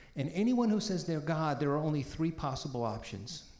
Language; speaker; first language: English; native; English